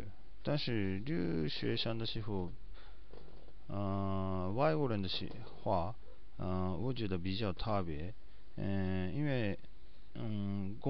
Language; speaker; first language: Chinese; non-native, learner; Japanese